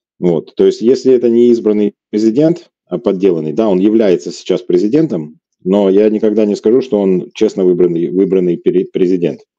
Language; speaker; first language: Russian; native; Russian